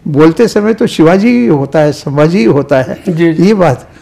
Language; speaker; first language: Hindi; non-native, local second language; Marathi